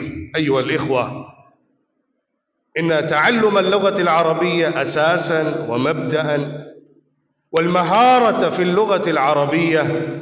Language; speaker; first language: Arabic; non-native, fluent; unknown